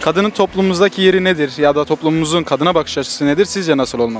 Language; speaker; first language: Turkish; native; Turkish